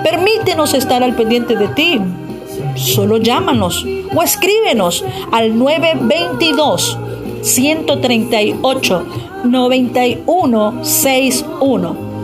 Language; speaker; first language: Spanish; native; Spanish